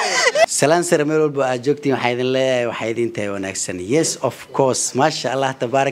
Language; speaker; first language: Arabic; non-native, learner; Somali